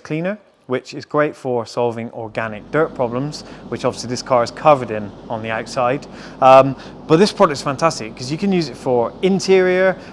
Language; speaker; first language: English; native; English